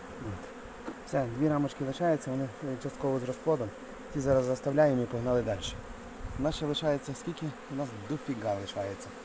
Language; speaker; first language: Ukrainian; native; Ukrainian